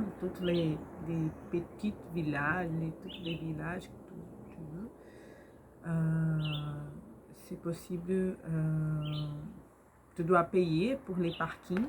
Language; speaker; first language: French; non-native, learner; Portuguese